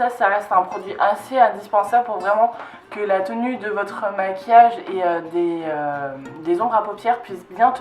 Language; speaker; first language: French; native; French